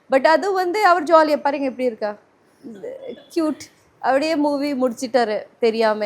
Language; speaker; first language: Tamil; non-native, learner; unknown